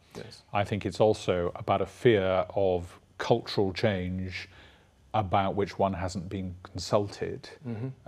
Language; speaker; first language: English; native; English